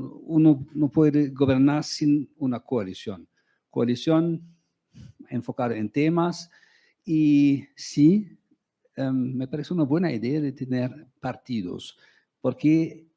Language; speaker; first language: Spanish; non-native, fluent; German